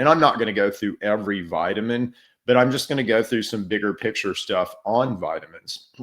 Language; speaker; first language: English; native; English